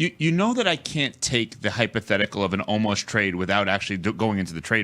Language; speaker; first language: English; native; English